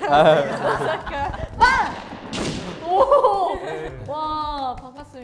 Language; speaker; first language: Korean; native; Korean